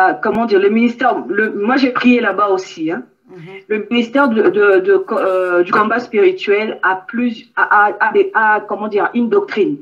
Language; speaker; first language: French; non-native, local second language; Lingala